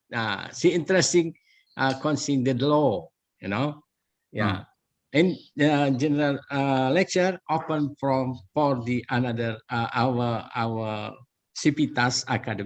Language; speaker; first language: English; non-native, learner; Indonesian